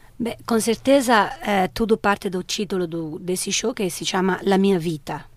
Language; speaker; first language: Portuguese; non-native, fluent; Italian